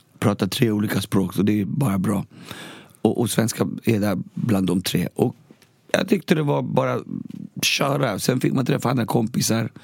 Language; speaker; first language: Swedish; early bilingual, other home language; Spanish